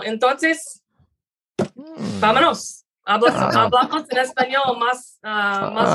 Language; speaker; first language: Spanish; non-native, learner; English